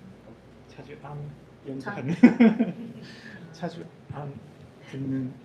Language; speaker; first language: Korean; non-native, learner; Japanese